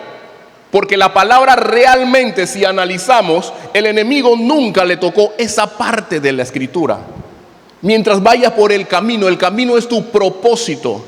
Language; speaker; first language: Spanish; native; Spanish